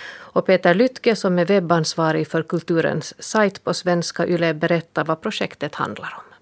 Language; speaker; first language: Swedish; native; Swedish